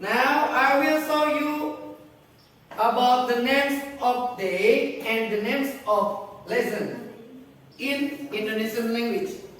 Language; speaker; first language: English; non-native, fluent; Indonesian